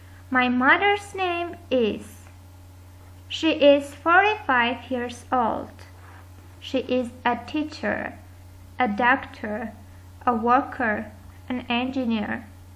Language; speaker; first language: English; non-native, fluent; Armenian